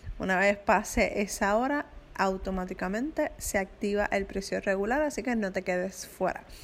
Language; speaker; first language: Spanish; native; Spanish